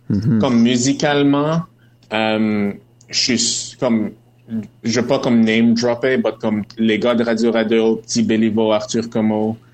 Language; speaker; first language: French; native; French